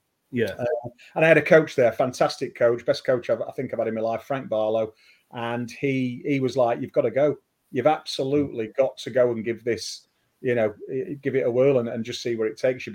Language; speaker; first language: English; native; English